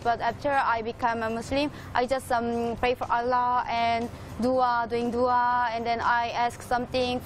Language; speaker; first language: English; non-native, fluent; Korean